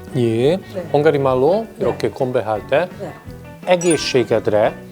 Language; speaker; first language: Korean; non-native, fluent; Hungarian